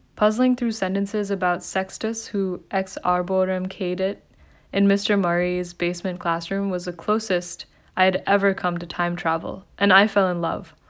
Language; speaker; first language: English; early bilingual, other home language; Hindi